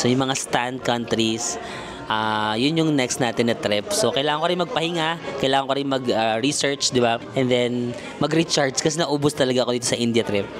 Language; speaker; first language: Filipino; non-native, local second language; Cebuano